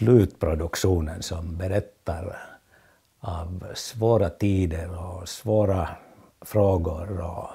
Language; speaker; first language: Swedish; non-native, fluent; Finnish